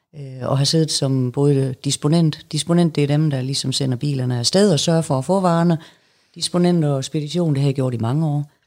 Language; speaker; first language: Danish; native; Danish